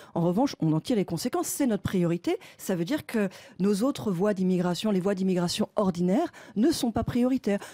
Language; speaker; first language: French; native; French